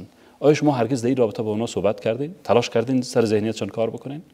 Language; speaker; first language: Persian; native; Persian